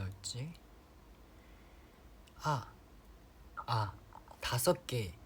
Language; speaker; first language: Korean; non-native, fluent; Chinese